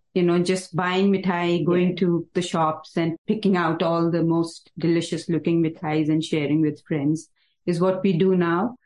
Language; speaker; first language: English; non-native, local second language; Hindi